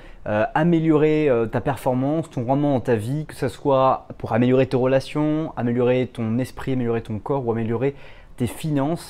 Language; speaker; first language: French; native; French